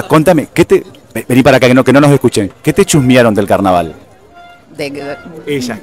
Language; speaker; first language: Spanish; native; Spanish